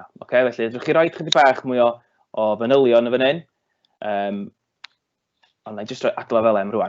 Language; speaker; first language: Welsh; native; Welsh